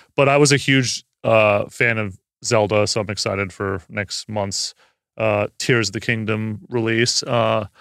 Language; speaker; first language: English; early bilingual, other home language; Hindi